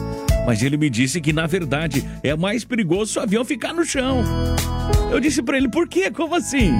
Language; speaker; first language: Portuguese; native; Portuguese